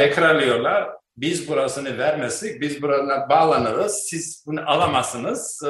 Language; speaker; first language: Turkish; non-native, learner; Albanian